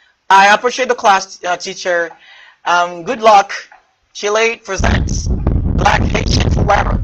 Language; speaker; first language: English; non-native, fluent; Haitian Creole